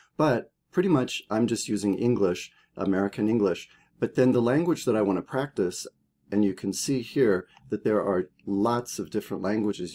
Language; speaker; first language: English; native; English